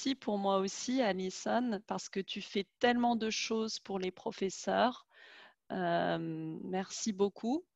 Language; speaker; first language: French; native; French